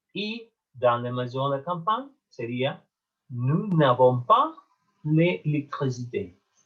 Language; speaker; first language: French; non-native, learner; Spanish